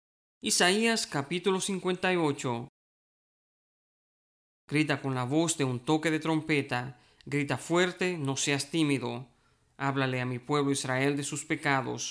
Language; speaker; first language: Spanish; native; Spanish